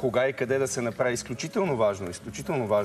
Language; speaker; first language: Bulgarian; native; Bulgarian